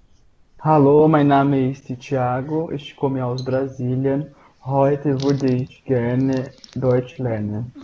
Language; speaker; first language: German; non-native, learner; Portuguese